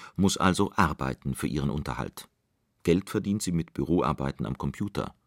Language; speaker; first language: German; native; German